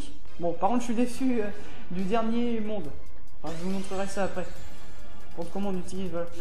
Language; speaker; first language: French; native; French